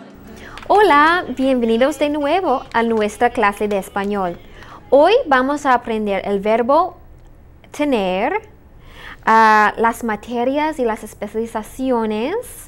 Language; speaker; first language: Spanish; non-native, fluent; English